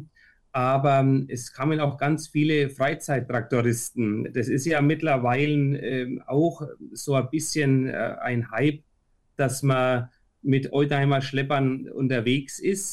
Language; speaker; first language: German; native; German